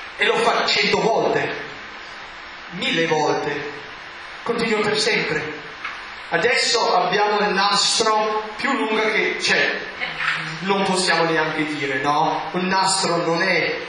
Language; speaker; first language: Italian; non-native, learner; English